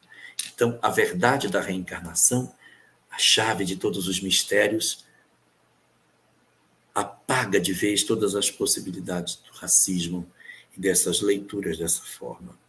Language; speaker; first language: Portuguese; native; Portuguese